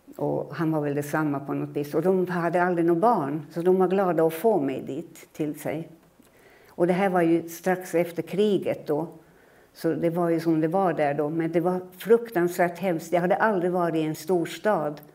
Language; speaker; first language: Swedish; early bilingual, other home language; Finnish